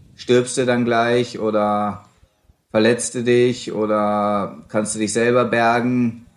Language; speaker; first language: German; native; German